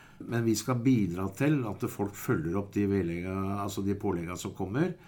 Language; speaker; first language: Norwegian; native; Norwegian